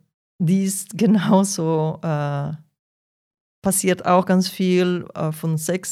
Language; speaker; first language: German; non-native, fluent; Portuguese